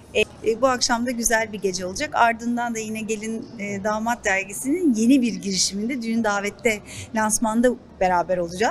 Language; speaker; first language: Turkish; native; Turkish